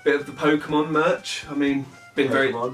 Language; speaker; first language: English; native; English